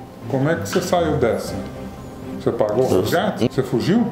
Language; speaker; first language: Portuguese; native; Portuguese